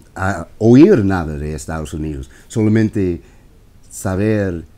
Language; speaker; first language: Spanish; non-native, learner; English